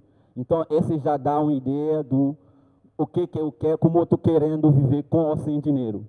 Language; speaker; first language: Portuguese; non-native, learner; Haitian Creole